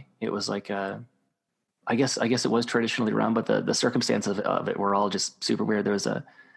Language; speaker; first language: English; native; English